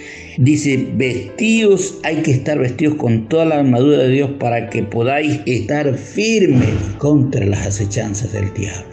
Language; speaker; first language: Spanish; native; Spanish